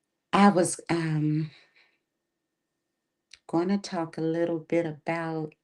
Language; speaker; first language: English; native; English